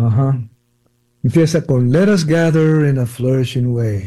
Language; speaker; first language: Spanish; early bilingual, heritage; Spanish